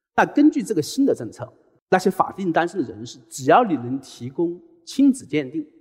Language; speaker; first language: Chinese; native; Chinese